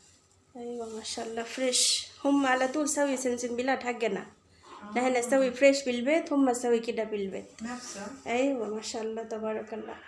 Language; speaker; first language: Arabic; non-native, learner; Bangla